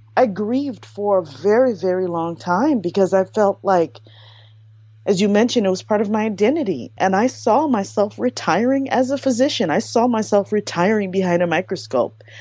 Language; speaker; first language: English; native; English